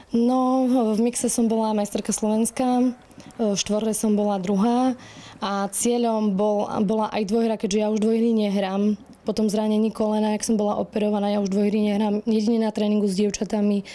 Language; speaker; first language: Slovak; native; Slovak